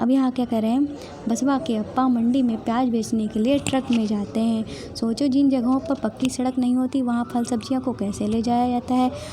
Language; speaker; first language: Hindi; native; Hindi